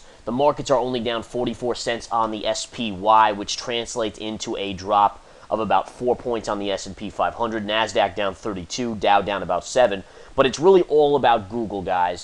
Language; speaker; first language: English; native; English